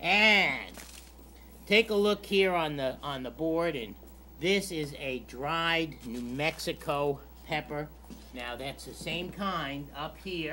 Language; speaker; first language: English; native; English